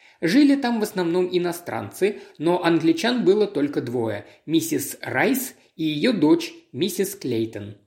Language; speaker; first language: Russian; native; Russian